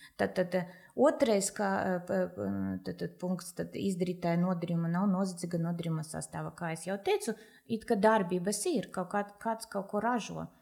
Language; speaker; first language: Latvian; non-native, local second language; Russian